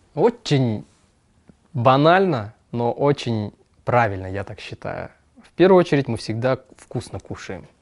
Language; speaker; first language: Russian; non-native, local second language; Kyrgyz